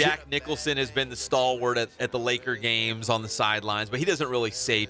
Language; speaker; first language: English; native; English